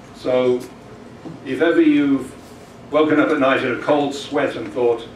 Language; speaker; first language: English; native; English